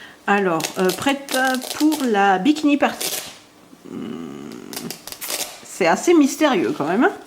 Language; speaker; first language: French; native; French